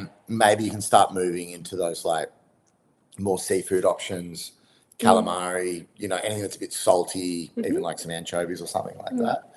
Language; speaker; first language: English; native; English